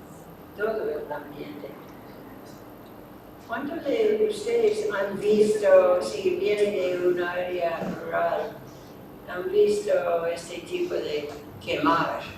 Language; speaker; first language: Spanish; non-native, fluent; English